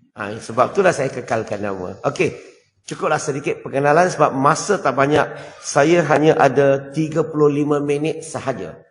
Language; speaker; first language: Malay; non-native, local second language; Chinese